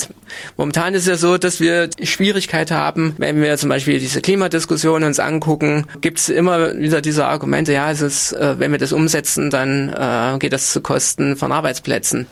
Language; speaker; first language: German; native; German